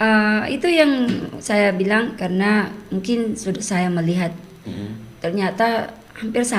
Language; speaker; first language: Indonesian; non-native, learner; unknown